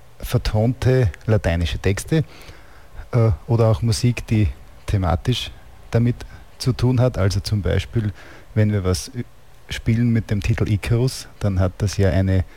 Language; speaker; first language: German; native; German